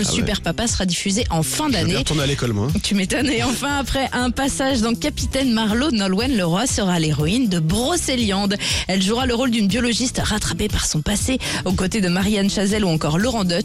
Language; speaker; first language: French; native; French